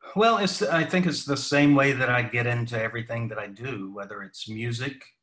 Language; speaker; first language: English; native; English